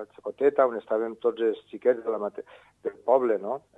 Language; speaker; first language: Catalan; native; Catalan